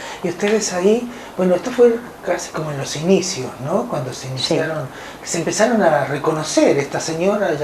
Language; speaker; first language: Spanish; native; Spanish